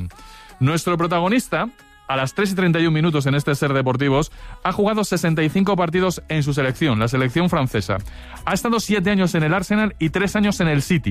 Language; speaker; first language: Spanish; native; Spanish